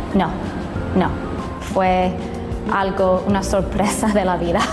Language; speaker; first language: Spanish; early bilingual, heritage; Spanish